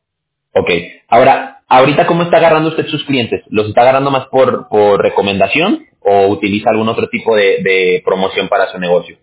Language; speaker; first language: Spanish; native; Spanish